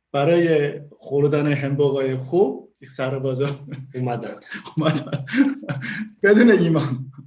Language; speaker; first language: Persian; non-native, learner; Korean